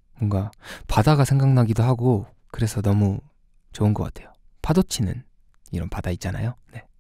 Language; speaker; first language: Korean; native; Korean